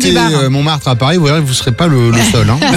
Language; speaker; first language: French; native; French